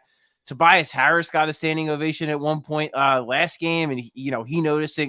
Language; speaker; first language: English; native; English